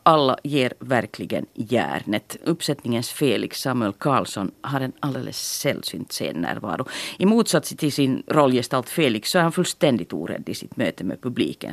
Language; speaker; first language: Swedish; native; Swedish